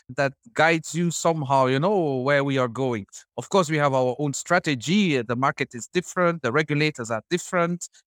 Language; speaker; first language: English; non-native, fluent; Dutch